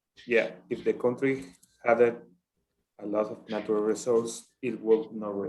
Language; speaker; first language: English; non-native, learner; Spanish